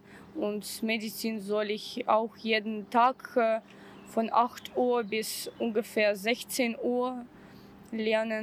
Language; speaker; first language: German; non-native, learner; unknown